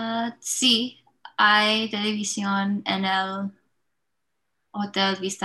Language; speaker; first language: Spanish; non-native, learner; English